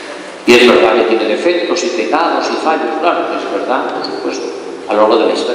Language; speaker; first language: Spanish; native; Spanish